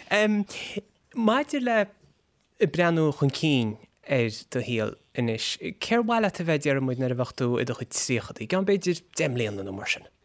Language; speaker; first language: Irish; native; Irish